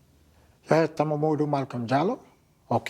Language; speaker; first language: Swedish; non-native, fluent; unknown